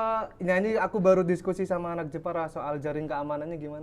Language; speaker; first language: Indonesian; native; Indonesian